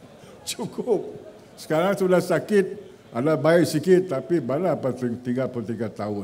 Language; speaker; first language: Malay; native; Malay